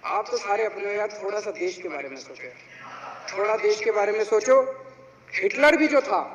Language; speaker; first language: Hindi; native; Hindi